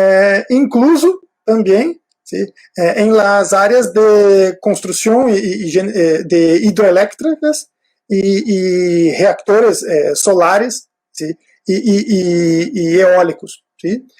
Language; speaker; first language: Spanish; non-native, fluent; Portuguese